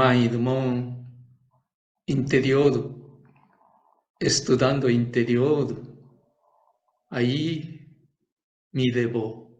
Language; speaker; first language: Portuguese; non-native, learner; Japanese